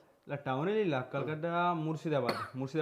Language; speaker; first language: Malayalam; non-native, local second language; Bangla